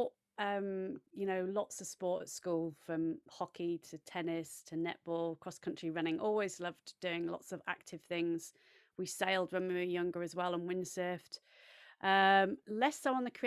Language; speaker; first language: English; native; English